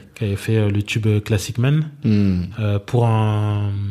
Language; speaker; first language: French; native; French